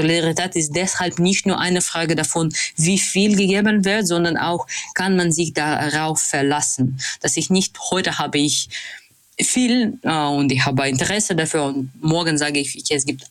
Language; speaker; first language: German; non-native, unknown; Russian